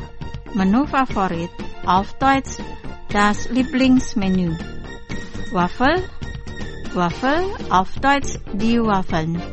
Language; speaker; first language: German; non-native, fluent; Indonesian